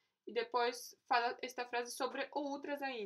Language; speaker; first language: Portuguese; non-native, fluent; Polish